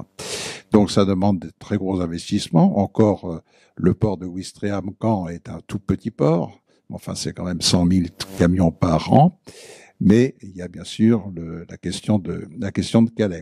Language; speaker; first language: French; native; French